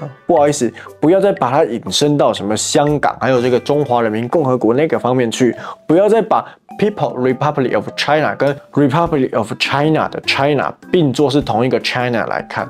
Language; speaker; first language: Chinese; native; Chinese